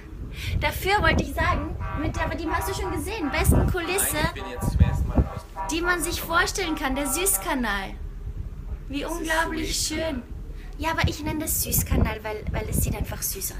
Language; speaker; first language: German; native; German